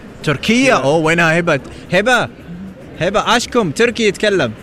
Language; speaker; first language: Arabic; native; Arabic